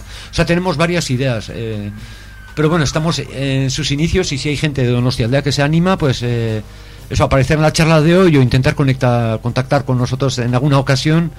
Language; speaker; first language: Spanish; native; Spanish